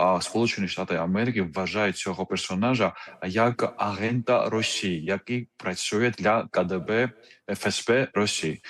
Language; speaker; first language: Ukrainian; non-native, fluent; Georgian